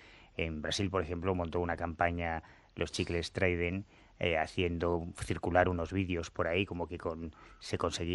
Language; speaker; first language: Spanish; native; Spanish